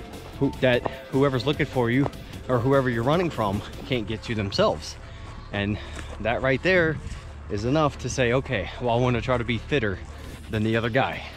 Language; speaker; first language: English; native; English